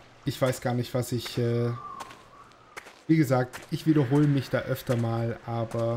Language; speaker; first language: German; native; German